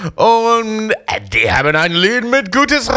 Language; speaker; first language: German; non-native, fluent; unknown